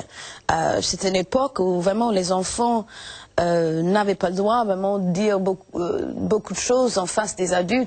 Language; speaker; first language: French; non-native, fluent; English